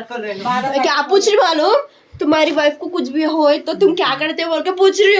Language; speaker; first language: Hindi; native; Hindi